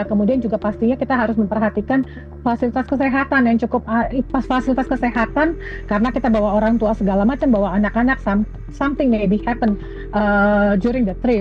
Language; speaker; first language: Indonesian; native; Indonesian